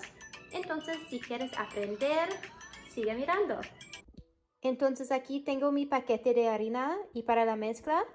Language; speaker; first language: Spanish; non-native, fluent; English